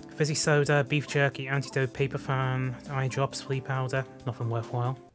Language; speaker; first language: English; native; English